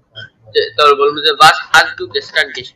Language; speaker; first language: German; non-native, learner; Bangla